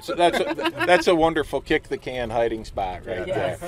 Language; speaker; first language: English; native; English